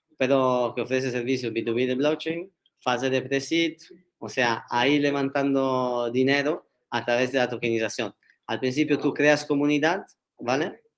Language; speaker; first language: Spanish; non-native, fluent; Italian